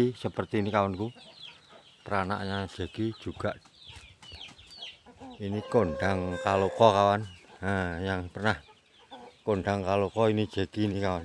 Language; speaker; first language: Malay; non-native, local second language; Javanese